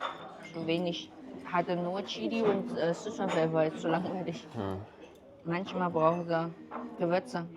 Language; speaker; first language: German; non-native, learner; Chinese